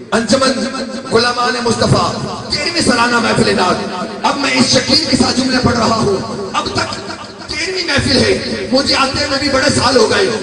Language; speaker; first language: Urdu; non-native, local second language; Punjabi